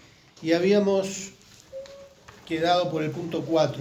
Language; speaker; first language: Spanish; native; Spanish